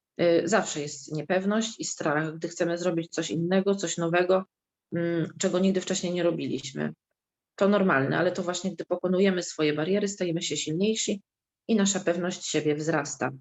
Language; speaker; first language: Polish; native; Polish